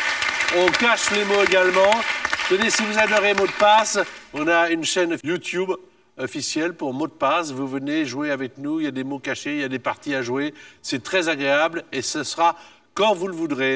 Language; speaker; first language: French; native; French